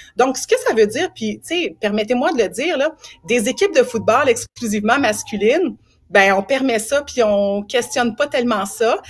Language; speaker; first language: French; native; French